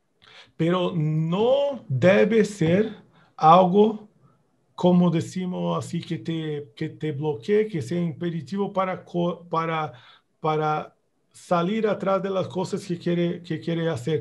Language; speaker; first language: Spanish; non-native, fluent; Portuguese